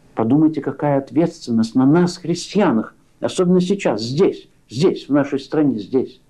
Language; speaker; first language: Russian; early bilingual, heritage; Russian